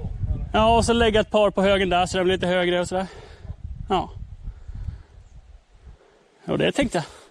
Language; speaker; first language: Swedish; native; Swedish